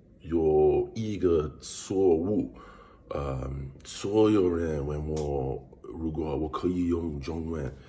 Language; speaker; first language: Chinese; non-native, learner; English